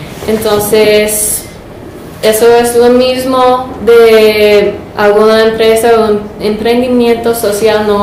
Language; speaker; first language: Spanish; non-native, fluent; English